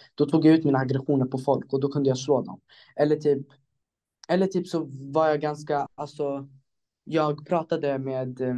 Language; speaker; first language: Swedish; early bilingual, other home language; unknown